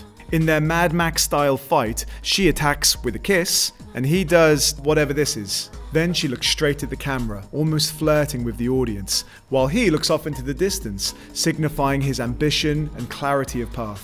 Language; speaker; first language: English; native; English